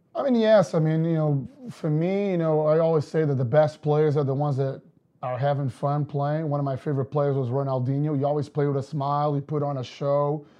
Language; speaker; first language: English; non-native, fluent; Portuguese